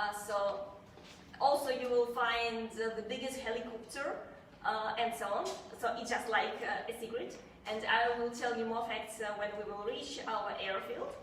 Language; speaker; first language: English; non-native, fluent; Russian